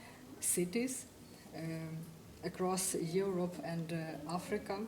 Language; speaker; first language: English; non-native, fluent; Ukrainian